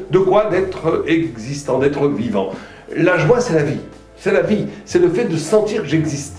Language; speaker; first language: French; native; French